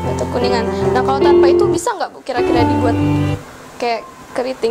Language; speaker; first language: Indonesian; native; Indonesian